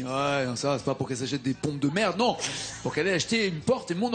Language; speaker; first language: French; native; French